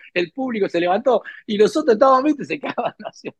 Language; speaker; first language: Spanish; native; Spanish